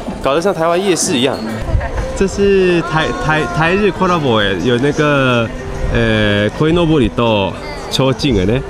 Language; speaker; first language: Chinese; native; Chinese